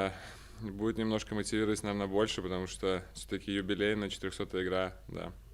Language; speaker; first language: Russian; native; Russian